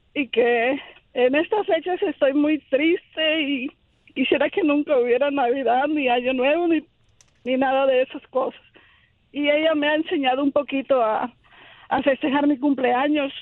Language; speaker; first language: Spanish; native; Spanish